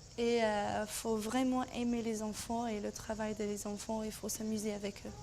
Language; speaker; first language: French; non-native, fluent; English